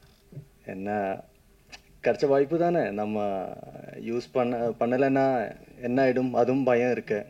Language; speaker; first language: Tamil; non-native, learner; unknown